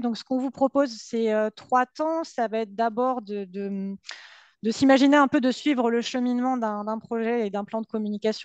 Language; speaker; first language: French; native; French